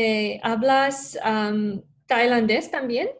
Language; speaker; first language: Spanish; non-native, learner; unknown